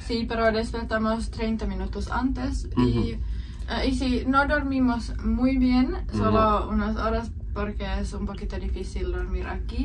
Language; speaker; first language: Spanish; non-native, learner; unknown